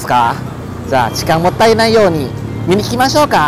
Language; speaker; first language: Japanese; non-native, learner; Thai